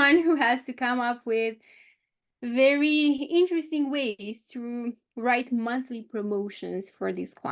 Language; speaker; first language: English; non-native, fluent; Romanian